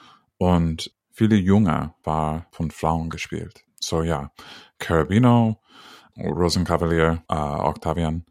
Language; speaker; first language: German; non-native, fluent; English